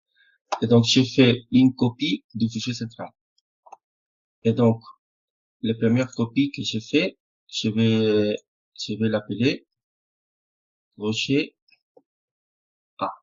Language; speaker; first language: French; non-native, fluent; Spanish